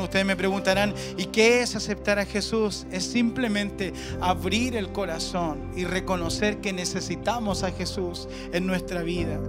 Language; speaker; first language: Spanish; native; Spanish